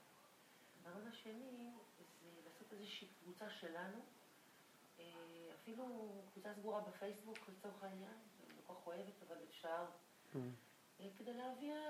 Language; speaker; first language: Hebrew; native; Hebrew